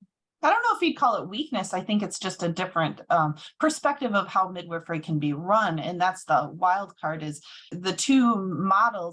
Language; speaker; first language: English; native; English